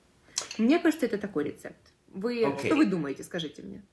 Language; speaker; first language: Russian; native; Russian